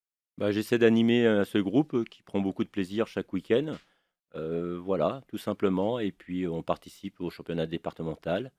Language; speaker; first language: French; native; French